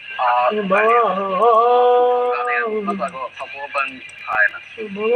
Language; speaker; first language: Thai; non-native, learner; Chinese